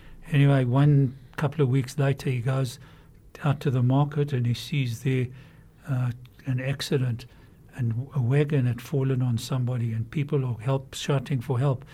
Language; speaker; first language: English; native; English